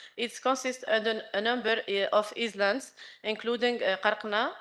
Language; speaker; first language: English; non-native, learner; Arabic